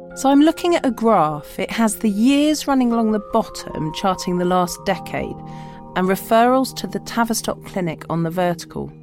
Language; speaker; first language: English; native; English